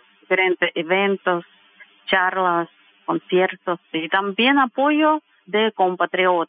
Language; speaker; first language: Spanish; non-native, fluent; Russian